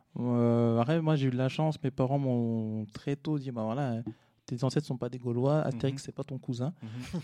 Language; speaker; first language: French; native; French